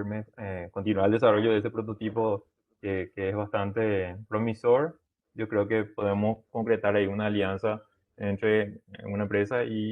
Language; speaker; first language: Spanish; native; Spanish